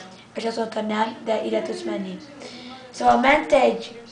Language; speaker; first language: Hungarian; early bilingual, heritage; English